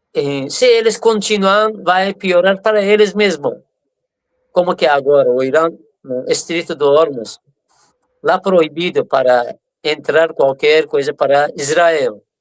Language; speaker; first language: Portuguese; non-native, fluent; Persian